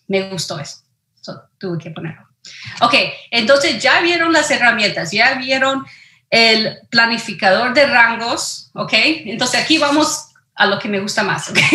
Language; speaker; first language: Spanish; early bilingual, heritage; Spanish